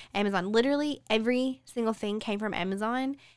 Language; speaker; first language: English; early bilingual, other home language; Spanish